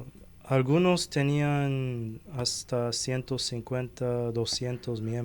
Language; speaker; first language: Spanish; non-native, fluent; Chinese